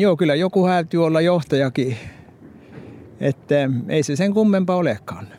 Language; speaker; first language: Finnish; early bilingual, heritage; Norwegian